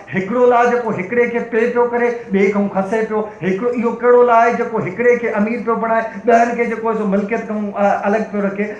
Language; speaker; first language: Sindhi; native; Sindhi